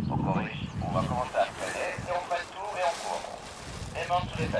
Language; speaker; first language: French; native; French